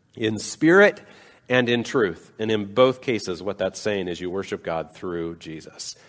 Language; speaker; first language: English; native; English